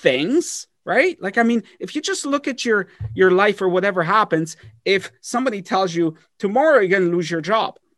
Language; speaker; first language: English; early bilingual, other home language; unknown